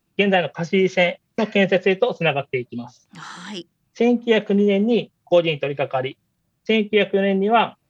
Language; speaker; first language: Japanese; native; Japanese